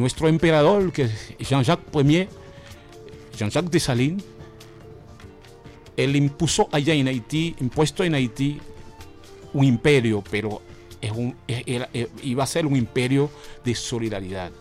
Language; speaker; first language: Spanish; non-native, fluent; Haitian Creole